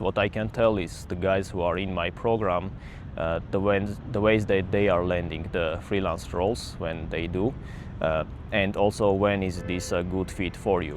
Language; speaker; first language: English; non-native, fluent; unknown